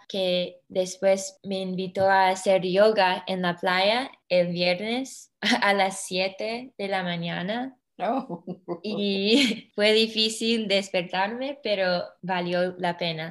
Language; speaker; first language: Spanish; early bilingual, heritage; English